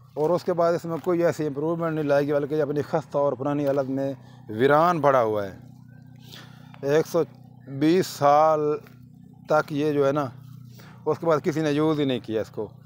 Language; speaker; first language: Urdu; non-native, local second language; Punjabi